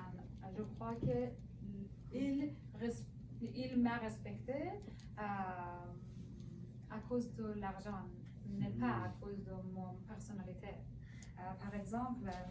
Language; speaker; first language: French; non-native, learner; Persian